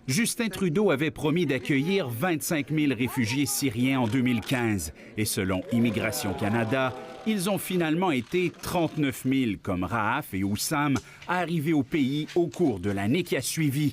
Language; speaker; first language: French; native; French